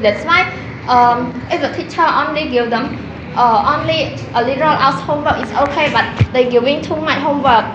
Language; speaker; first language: English; non-native, learner; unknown